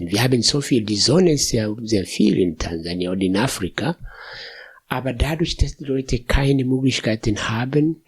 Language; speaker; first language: German; non-native, fluent; Swahili